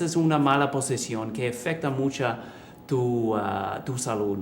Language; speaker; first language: Spanish; early bilingual, heritage; English